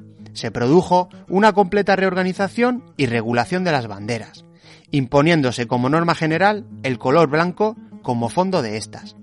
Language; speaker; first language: Spanish; native; Spanish